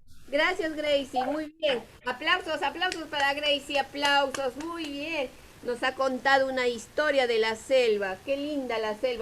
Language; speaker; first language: Spanish; native; Spanish